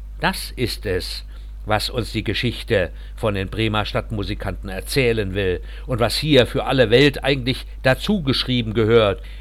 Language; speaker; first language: German; native; German